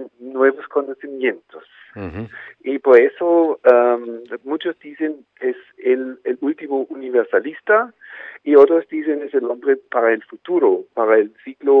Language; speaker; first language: Spanish; non-native, fluent; German